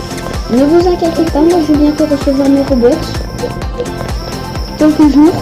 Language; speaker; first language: French; native; French